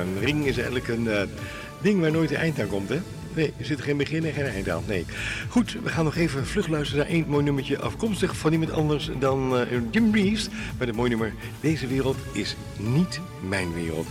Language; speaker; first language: Dutch; native; Dutch